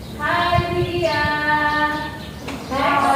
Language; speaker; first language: English; non-native, local second language; Indonesian